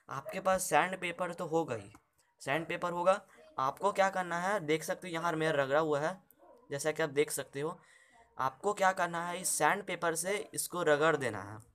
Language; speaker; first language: Hindi; native; Hindi